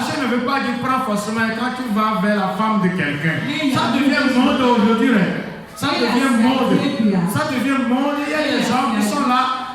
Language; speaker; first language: French; non-native, local second language; Ewe